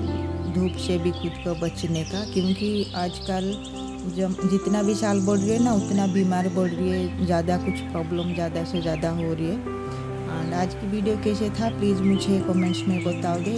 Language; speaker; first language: Hindi; non-native, local second language; Odia